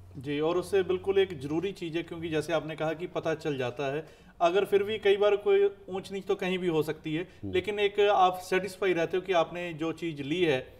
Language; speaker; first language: Hindi; non-native, local second language; Punjabi